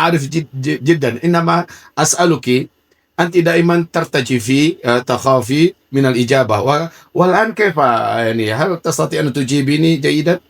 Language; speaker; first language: Arabic; non-native, fluent; Indonesian